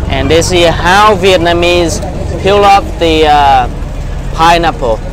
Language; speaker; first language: English; non-native, fluent; Vietnamese